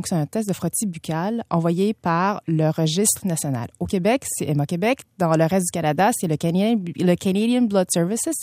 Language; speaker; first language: French; early bilingual, other home language; Vietnamese